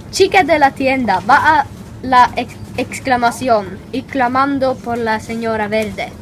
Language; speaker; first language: Spanish; non-native, learner; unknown